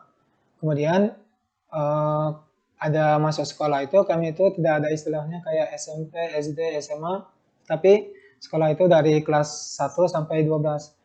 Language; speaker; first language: Indonesian; non-native, fluent; Turkmen